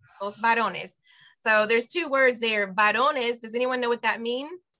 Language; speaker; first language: English; native; English